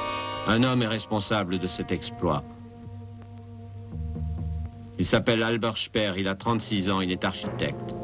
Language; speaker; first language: French; native; French